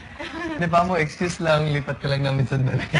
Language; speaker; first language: Filipino; native; Filipino